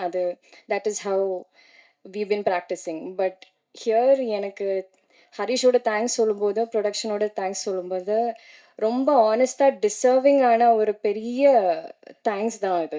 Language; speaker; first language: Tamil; non-native, learner; Malayalam